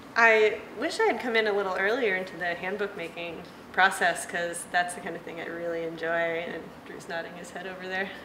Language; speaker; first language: English; native; English